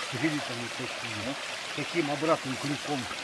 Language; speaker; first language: Russian; native; Russian